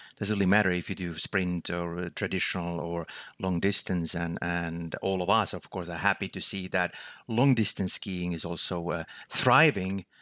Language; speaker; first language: English; non-native, fluent; Finnish